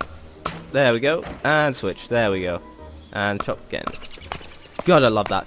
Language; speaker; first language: English; native; English